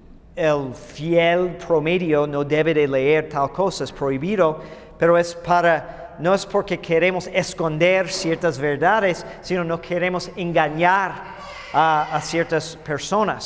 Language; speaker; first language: Spanish; non-native, fluent; English